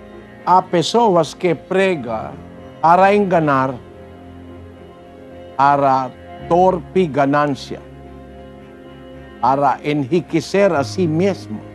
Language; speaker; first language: Portuguese; non-native, learner; Filipino